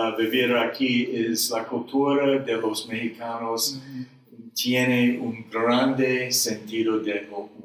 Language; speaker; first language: Spanish; non-native, learner; English